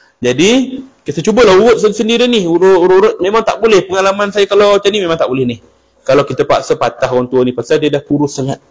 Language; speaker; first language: Malay; native; Malay